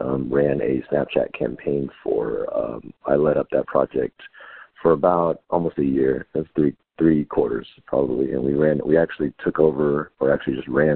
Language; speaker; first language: English; native; English